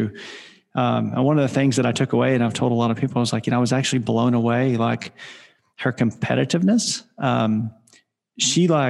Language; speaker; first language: English; native; English